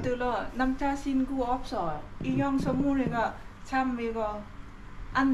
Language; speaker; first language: Korean; non-native, learner; Lao